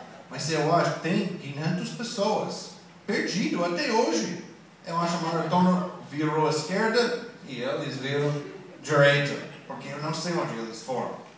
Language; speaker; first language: Portuguese; non-native, fluent; English